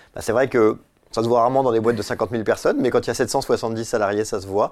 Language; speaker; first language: French; native; French